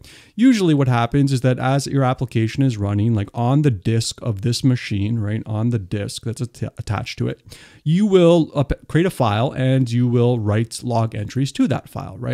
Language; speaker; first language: English; native; English